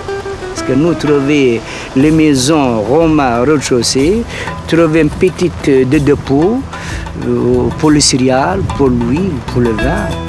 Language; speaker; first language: French; non-native, learner; Arabic